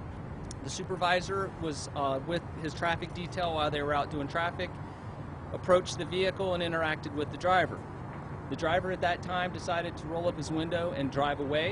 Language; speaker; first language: English; native; English